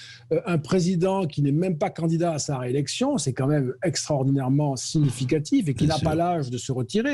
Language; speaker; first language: French; native; French